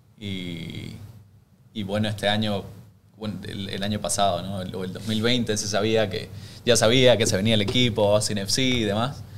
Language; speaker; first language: Spanish; native; Spanish